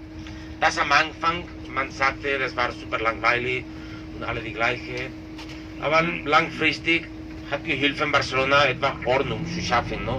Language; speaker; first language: German; non-native, learner; Catalan